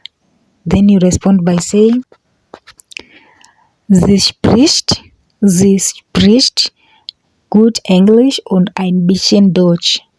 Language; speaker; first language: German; non-native, learner; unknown